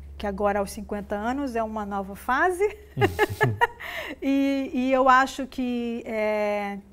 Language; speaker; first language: Portuguese; native; Portuguese